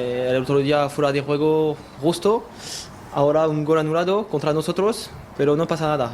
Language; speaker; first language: Spanish; non-native, learner; French